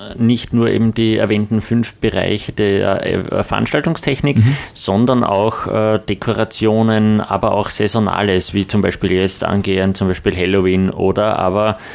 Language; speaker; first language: German; native; German